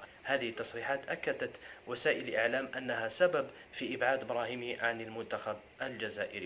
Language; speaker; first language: Arabic; native; Arabic